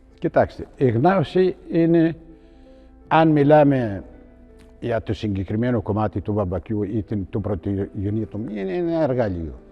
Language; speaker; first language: Greek; non-native, fluent; Arabic